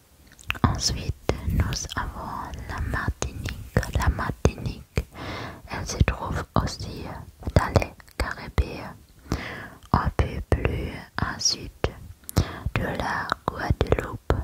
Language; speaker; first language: French; non-native, learner; German